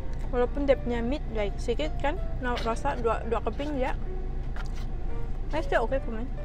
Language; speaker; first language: English; non-native, local second language; Malay